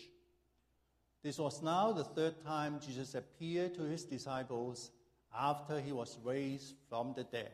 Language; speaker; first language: English; non-native, local second language; Cantonese